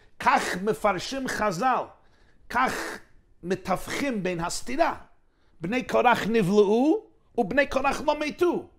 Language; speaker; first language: Hebrew; non-native, fluent; English